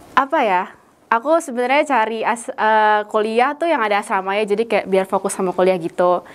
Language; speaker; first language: Indonesian; native; Indonesian